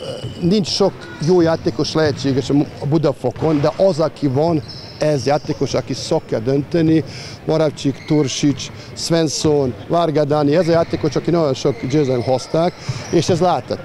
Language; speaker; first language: Hungarian; non-native, learner; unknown